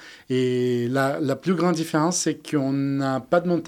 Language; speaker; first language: French; non-native, fluent; Portuguese